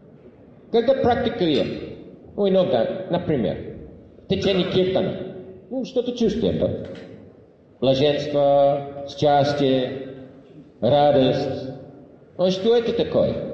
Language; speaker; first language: Russian; non-native, fluent; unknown